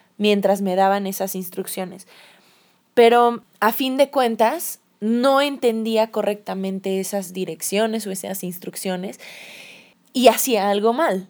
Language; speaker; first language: Spanish; native; Spanish